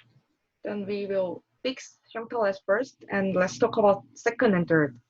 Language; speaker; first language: English; non-native, learner; Korean